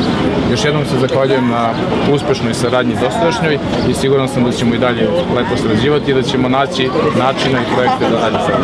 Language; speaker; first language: Serbian; native; Serbian